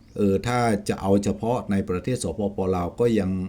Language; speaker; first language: Thai; native; Thai